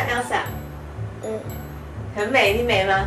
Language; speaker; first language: Chinese; native; Chinese